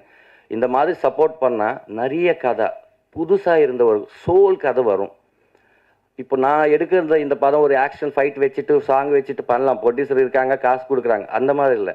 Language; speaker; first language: Tamil; non-native, learner; Telugu